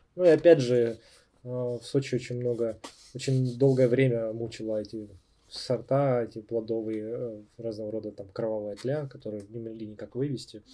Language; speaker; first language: Russian; native; Russian